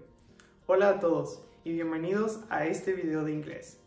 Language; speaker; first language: Spanish; native; Spanish